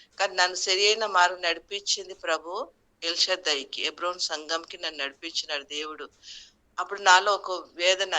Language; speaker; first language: Telugu; non-native, local second language; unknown